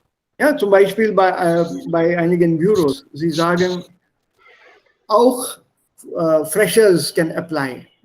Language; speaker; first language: German; non-native, fluent; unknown